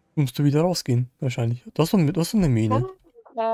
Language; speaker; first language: German; native; German